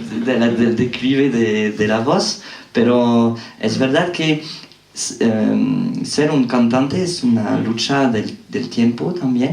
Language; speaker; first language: Spanish; non-native, fluent; French